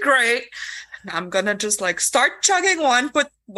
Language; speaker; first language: English; non-native, fluent; French